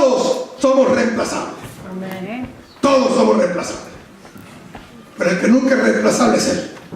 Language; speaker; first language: Spanish; native; Spanish